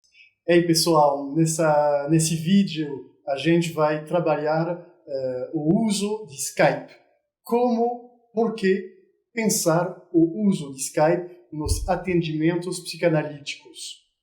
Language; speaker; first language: Portuguese; non-native, fluent; French